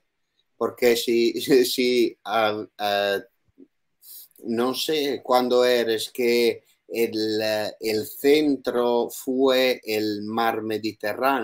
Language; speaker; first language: Spanish; non-native, learner; Italian